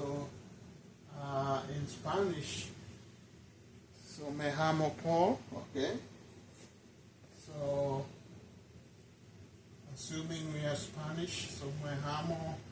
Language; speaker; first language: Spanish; non-native, learner; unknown